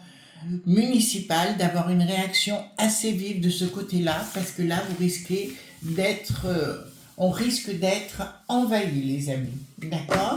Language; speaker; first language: French; native; French